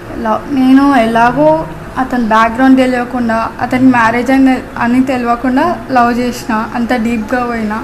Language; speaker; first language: Telugu; native; Telugu